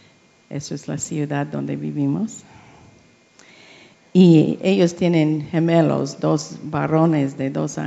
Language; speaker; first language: Spanish; non-native, learner; English